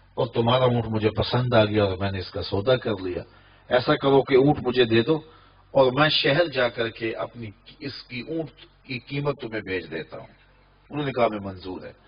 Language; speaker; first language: Urdu; non-native, local second language; Punjabi